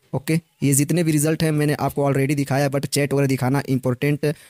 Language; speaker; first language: Hindi; native; Hindi